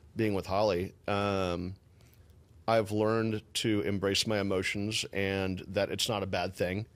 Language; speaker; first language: English; native; English